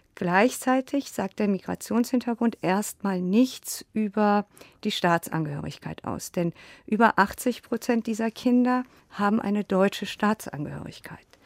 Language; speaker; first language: German; native; German